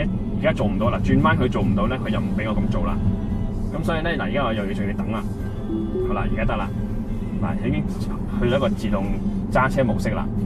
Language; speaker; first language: Cantonese; native; Cantonese